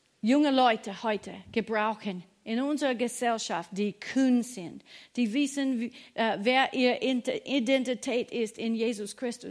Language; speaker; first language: German; non-native, fluent; English